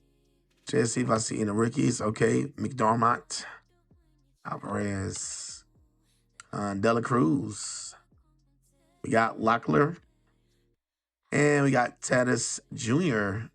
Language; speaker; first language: English; native; English